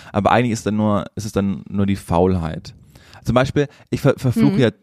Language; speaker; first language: German; native; German